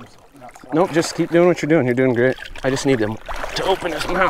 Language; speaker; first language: English; native; English